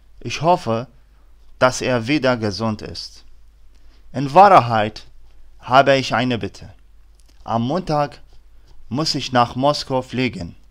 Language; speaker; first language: German; non-native, learner; Arabic